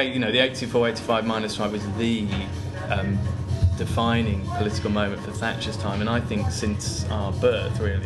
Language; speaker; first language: English; native; English